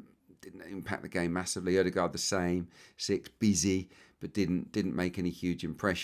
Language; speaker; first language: English; native; English